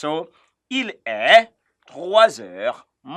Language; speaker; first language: French; non-native, fluent; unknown